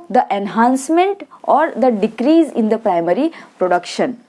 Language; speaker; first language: English; non-native, local second language; Gujarati